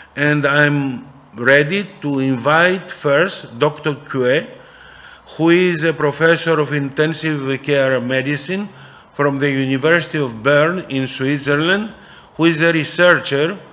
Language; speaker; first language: English; non-native, fluent; Greek